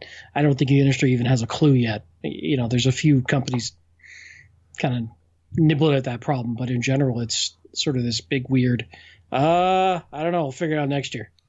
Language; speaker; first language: English; native; English